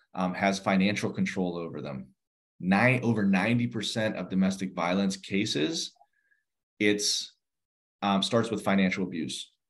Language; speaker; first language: English; native; English